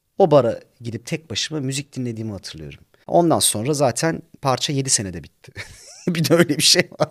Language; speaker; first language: Turkish; native; Turkish